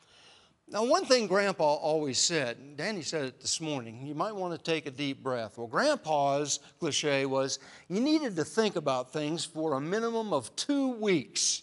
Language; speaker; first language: English; native; English